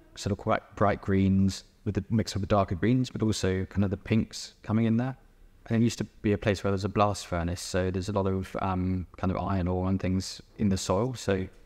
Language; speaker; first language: English; native; English